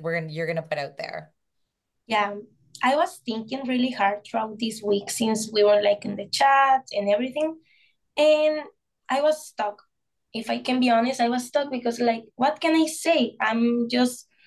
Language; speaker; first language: English; non-native, fluent; Spanish